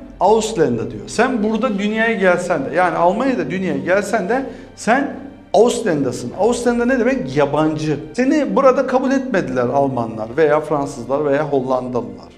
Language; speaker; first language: Turkish; early bilingual, heritage; Turkish